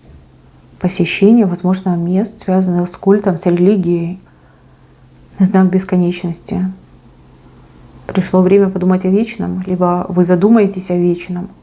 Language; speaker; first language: Russian; native; Russian